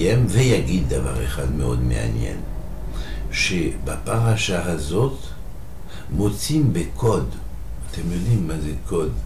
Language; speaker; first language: Hebrew; non-native, fluent; French